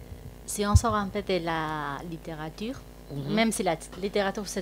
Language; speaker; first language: French; non-native, fluent; Spanish